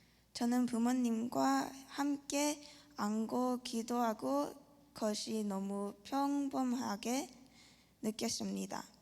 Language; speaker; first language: Korean; early bilingual, heritage; Korean